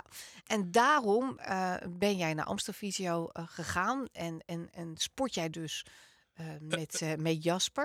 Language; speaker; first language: Dutch; native; Dutch